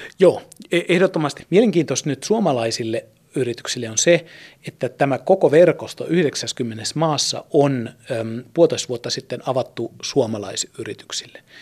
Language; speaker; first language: Finnish; early bilingual, heritage; German